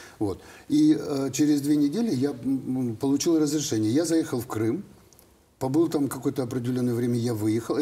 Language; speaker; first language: Russian; native; Russian